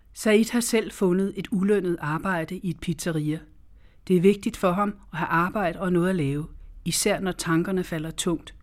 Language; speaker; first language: Danish; native; Danish